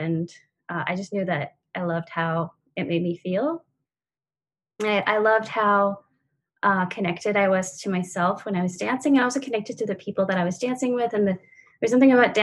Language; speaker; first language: English; non-native, fluent; French